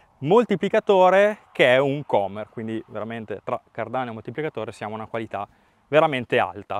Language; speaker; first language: Italian; native; Italian